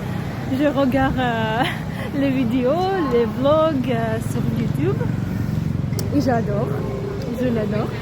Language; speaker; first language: French; non-native, learner; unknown